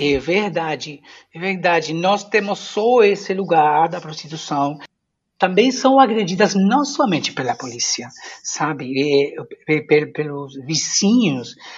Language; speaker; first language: Portuguese; non-native, fluent; Spanish